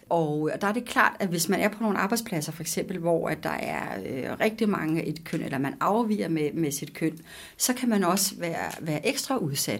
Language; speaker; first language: Danish; native; Danish